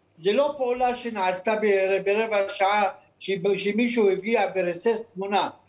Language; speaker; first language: Hebrew; non-native, local second language; Arabic